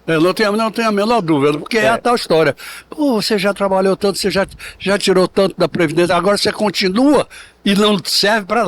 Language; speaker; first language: Portuguese; native; Portuguese